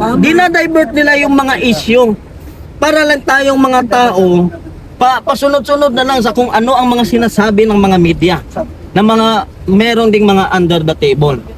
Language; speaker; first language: Filipino; non-native, local second language; Cebuano